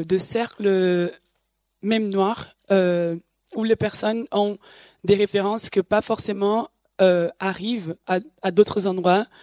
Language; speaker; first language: French; non-native, fluent; Portuguese